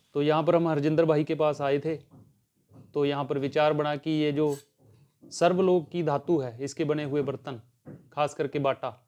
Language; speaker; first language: Hindi; native; Hindi